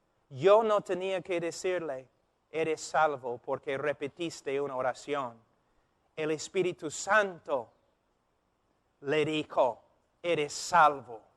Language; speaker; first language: Spanish; non-native, fluent; English